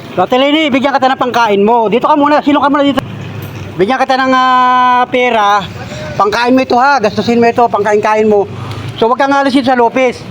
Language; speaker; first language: Filipino; native; Filipino